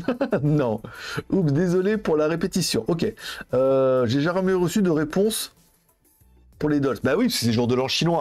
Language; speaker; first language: French; native; French